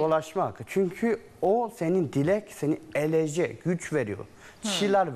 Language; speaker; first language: Turkish; non-native, learner; Chinese